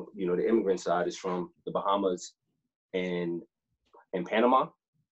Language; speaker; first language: English; native; English